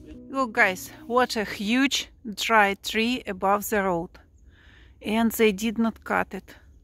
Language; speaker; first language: English; non-native, fluent; Russian